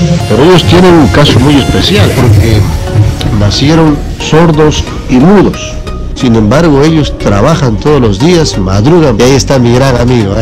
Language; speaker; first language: Spanish; native; Spanish